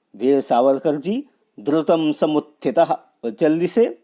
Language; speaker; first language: Hindi; non-native, local second language; Marathi